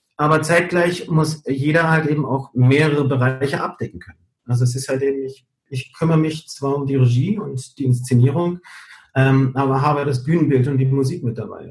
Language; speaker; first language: German; early bilingual, heritage; German